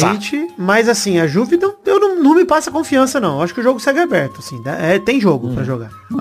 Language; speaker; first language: Portuguese; native; Portuguese